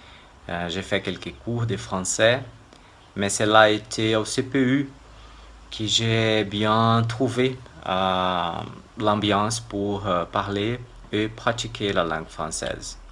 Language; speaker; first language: French; non-native, fluent; Portuguese